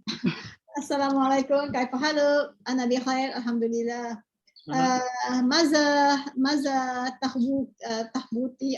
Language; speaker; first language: Arabic; non-native, learner; Malay